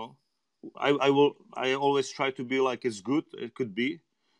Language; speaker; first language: English; non-native, learner; Czech